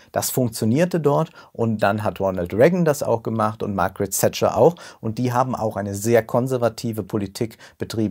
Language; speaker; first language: German; native; German